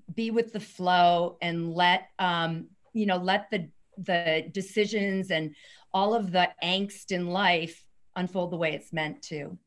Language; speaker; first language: English; native; English